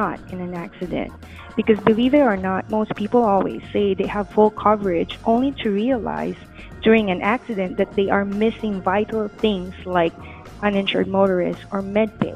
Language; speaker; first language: English; non-native, local second language; Filipino